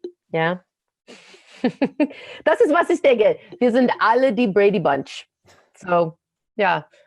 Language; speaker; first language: German; non-native, fluent; English